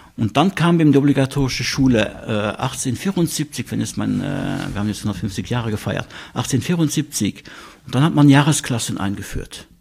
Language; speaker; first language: German; non-native, local second language; Luxembourgish